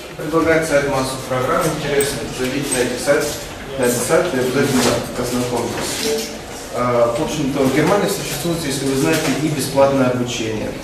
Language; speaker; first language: Russian; native; Russian